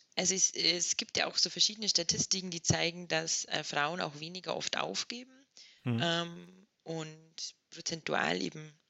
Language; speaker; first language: German; native; German